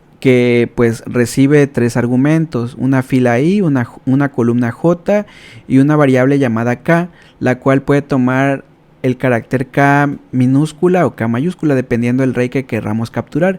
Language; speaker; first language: Spanish; native; Spanish